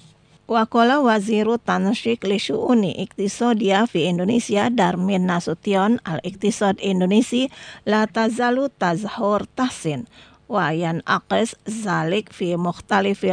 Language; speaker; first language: Arabic; non-native, fluent; Indonesian